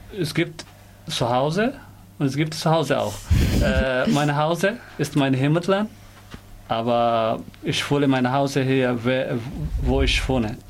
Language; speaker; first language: German; non-native, learner; Somali